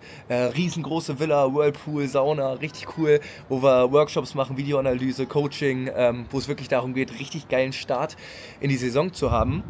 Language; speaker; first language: German; native; German